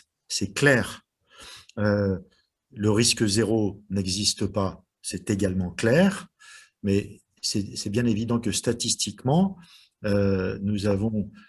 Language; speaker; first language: French; native; French